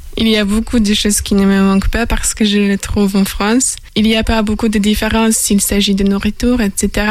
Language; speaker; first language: French; non-native, fluent; Polish